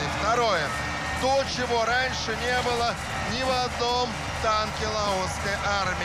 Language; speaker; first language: Russian; native; Russian